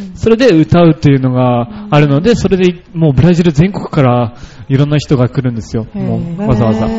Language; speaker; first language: Japanese; early bilingual, other home language; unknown